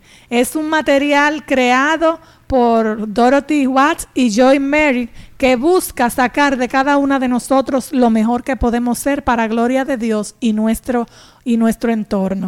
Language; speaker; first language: Spanish; native; Spanish